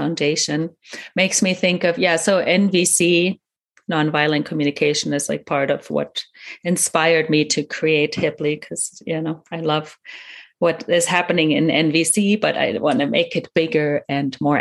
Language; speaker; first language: English; non-native, fluent; German